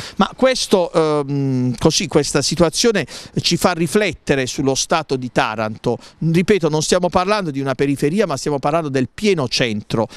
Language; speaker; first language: Italian; native; Italian